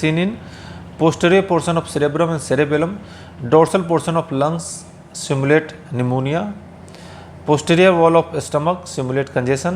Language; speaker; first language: English; non-native, local second language; Hindi